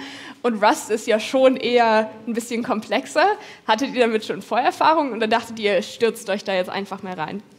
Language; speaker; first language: German; native; German